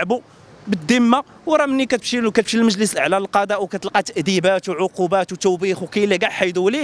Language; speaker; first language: Arabic; native; Arabic